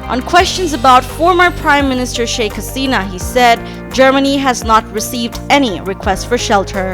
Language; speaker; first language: English; non-native, local second language; Bangla